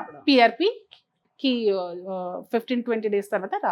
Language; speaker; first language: Telugu; non-native, fluent; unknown